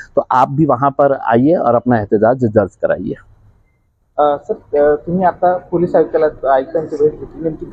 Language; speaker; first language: Urdu; native; Urdu